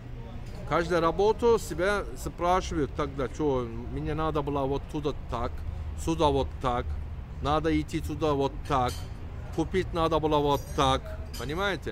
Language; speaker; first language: Russian; non-native, learner; Turkish